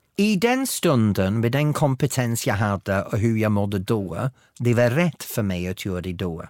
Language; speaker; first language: Swedish; non-native, fluent; English